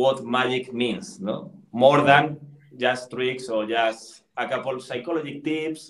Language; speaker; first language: English; non-native, learner; Spanish